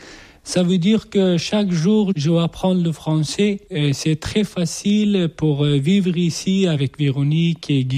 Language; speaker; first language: French; non-native, learner; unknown